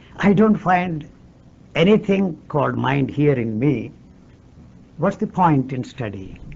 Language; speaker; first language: English; non-native, local second language; Telugu